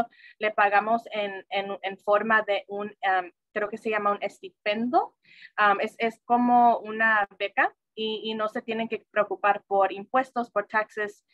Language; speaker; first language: Spanish; early bilingual, other home language; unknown